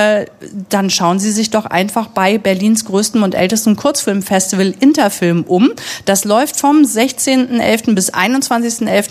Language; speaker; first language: German; native; German